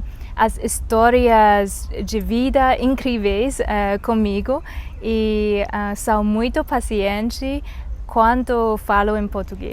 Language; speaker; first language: Portuguese; non-native, learner; Chinese